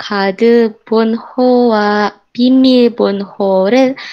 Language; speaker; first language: Korean; non-native, learner; Indonesian